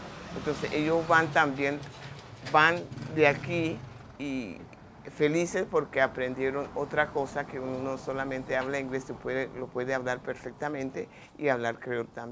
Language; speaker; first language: Spanish; non-native, local second language; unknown